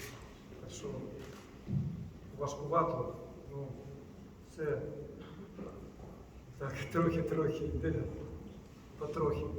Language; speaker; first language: Ukrainian; non-native, local second language; Russian